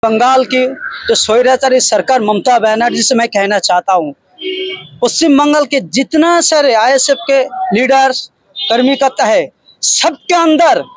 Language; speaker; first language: Hindi; non-native, local second language; Bangla